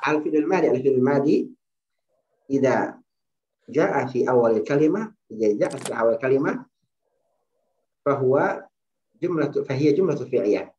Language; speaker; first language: Arabic; non-native, fluent; Indonesian